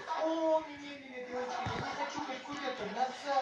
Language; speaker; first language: Russian; non-native, learner; Mongolian